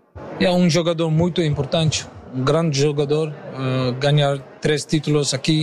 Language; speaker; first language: Portuguese; non-native, learner; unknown